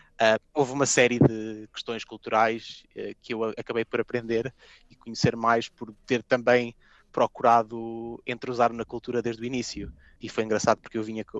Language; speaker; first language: Portuguese; native; Portuguese